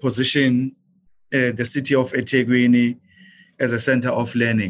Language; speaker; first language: English; non-native, local second language; Zulu